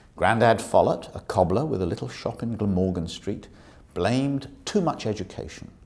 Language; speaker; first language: English; native; English